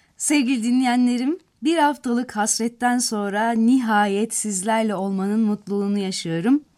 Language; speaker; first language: Turkish; native; Turkish